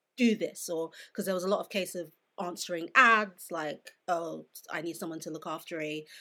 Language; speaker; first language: English; native; English